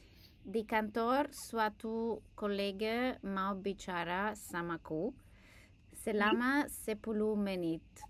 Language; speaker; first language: Indonesian; non-native, learner; English